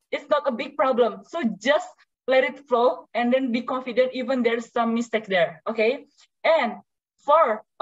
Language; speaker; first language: English; non-native, learner; Indonesian